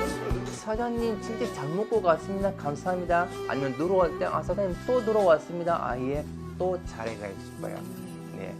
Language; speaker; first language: Korean; non-native, learner; Turkish